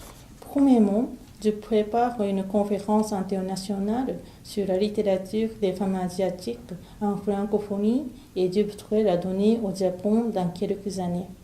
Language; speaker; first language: French; non-native, fluent; Japanese